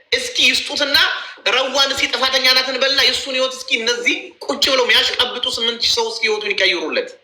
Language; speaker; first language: Amharic; native; Amharic